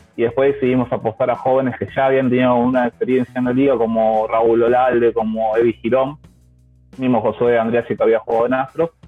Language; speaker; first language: Spanish; native; Spanish